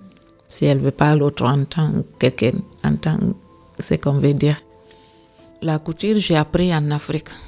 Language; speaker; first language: French; non-native, local second language; Fula